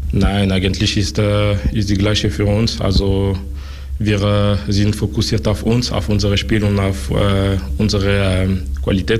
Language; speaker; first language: German; non-native, local second language; French